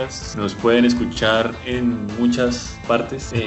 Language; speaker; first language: Spanish; native; Spanish